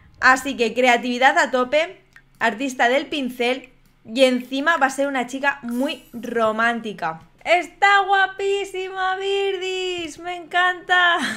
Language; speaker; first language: Spanish; native; Spanish